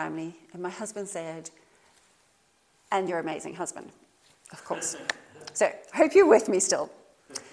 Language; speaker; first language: English; native; English